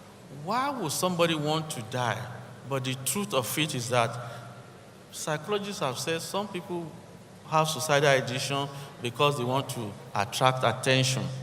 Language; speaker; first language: English; non-native, local second language; Yoruba